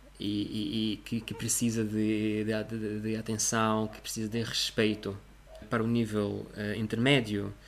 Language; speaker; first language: Portuguese; non-native, fluent; Russian